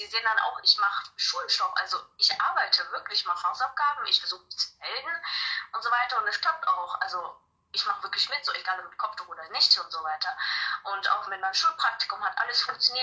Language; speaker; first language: German; early bilingual, other home language; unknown